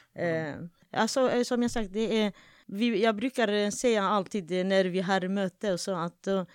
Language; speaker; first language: Swedish; non-native, fluent; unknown